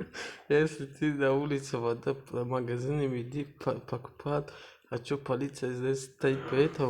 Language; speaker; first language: Russian; non-native, learner; Tajik